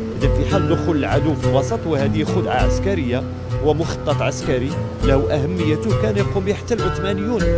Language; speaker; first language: Arabic; native; Arabic